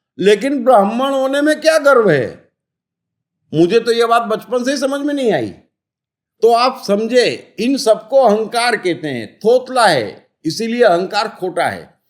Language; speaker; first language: Hindi; native; Hindi